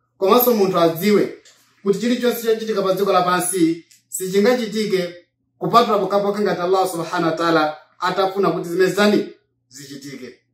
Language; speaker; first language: Nyanja; non-native, local second language; Yao